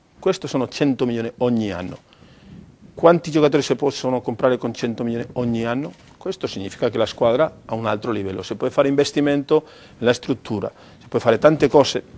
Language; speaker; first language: Italian; non-native, fluent; Spanish